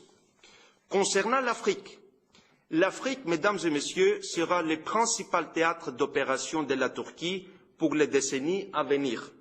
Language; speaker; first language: French; non-native, fluent; Greek